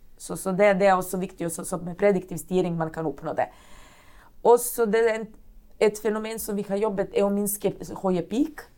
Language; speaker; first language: Norwegian; non-native, fluent; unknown